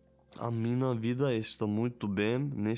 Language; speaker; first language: Portuguese; non-native, learner; German